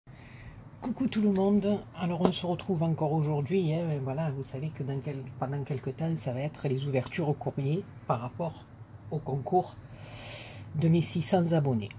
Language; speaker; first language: French; native; French